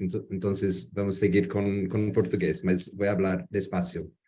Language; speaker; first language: Spanish; non-native, learner; English